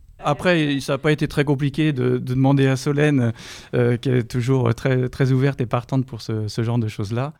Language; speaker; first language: French; native; French